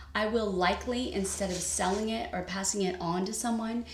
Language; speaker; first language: English; native; English